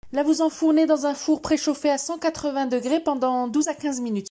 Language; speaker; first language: French; non-native, local second language; Arabic